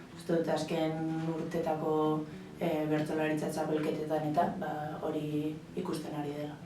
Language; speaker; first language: Basque; non-native, local second language; Spanish